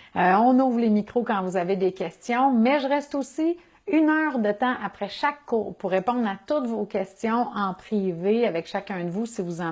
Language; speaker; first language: French; native; French